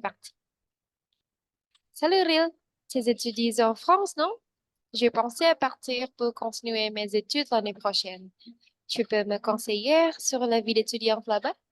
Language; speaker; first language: French; non-native, learner; Indonesian